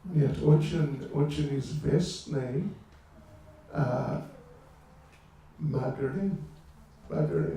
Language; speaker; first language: Russian; non-native, learner; English